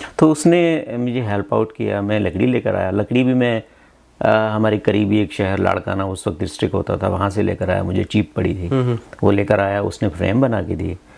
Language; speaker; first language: Hindi; non-native, local second language; Punjabi